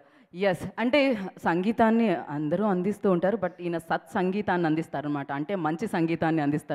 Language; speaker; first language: Telugu; native; Telugu